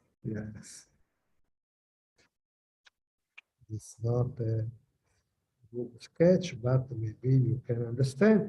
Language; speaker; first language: English; non-native, learner; Italian